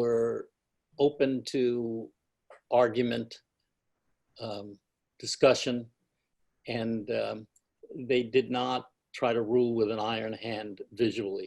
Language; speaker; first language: English; native; English